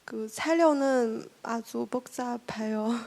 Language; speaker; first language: Korean; non-native, learner; Chinese